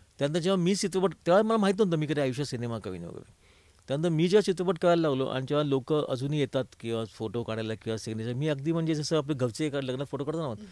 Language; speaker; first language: Marathi; native; Marathi